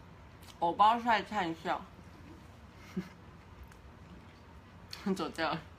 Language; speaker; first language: Chinese; native; Chinese